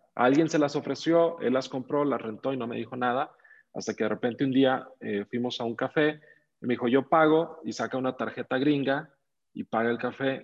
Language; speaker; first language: Spanish; native; Spanish